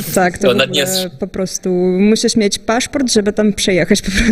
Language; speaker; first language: Polish; non-native, fluent; Russian